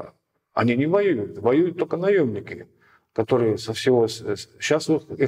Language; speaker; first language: Russian; native; Russian